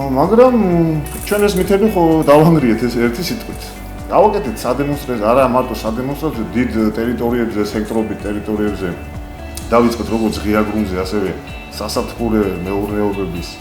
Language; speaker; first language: Georgian; non-native, local second language; Mingrelian